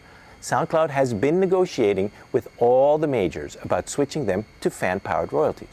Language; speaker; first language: English; native; English